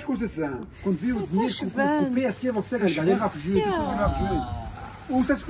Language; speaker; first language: Portuguese; early bilingual, heritage; Portuguese